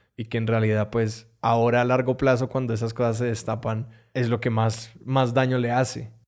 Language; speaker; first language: Spanish; native; Spanish